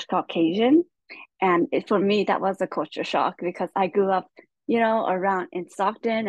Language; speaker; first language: English; early bilingual, other home language; Hmong